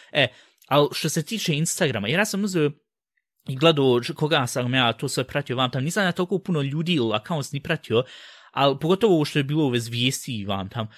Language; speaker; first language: Bosnian; early bilingual, heritage; Bosnian